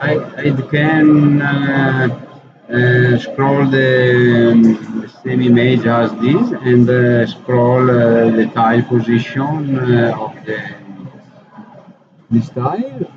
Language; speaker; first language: English; non-native, learner; Italian